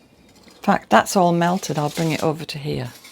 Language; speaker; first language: English; native; English